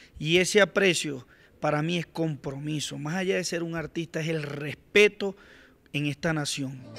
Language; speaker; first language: Spanish; native; Spanish